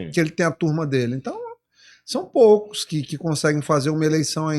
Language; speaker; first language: Portuguese; native; Portuguese